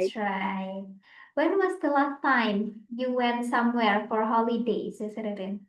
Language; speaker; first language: English; non-native, fluent; Indonesian